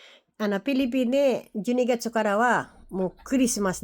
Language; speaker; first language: Japanese; non-native, learner; Filipino